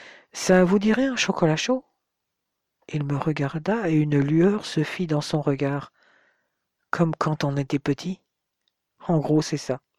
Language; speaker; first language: French; native; French